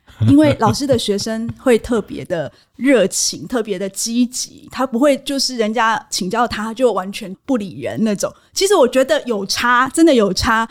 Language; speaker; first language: Chinese; native; Chinese